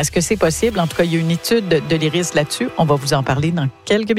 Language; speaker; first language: French; native; French